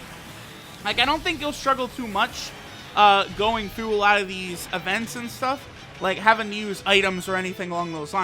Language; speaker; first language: English; native; English